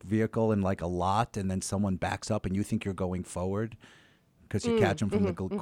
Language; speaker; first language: English; native; English